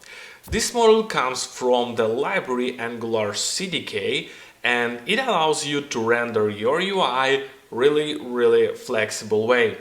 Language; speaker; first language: English; non-native, fluent; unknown